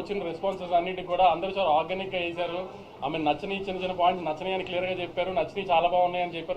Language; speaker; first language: Telugu; native; Telugu